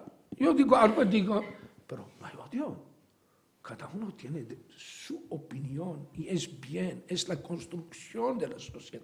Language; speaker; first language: Spanish; non-native, fluent; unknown